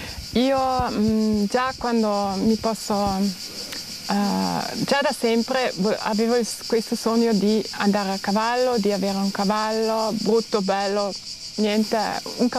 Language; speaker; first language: Italian; non-native, local second language; German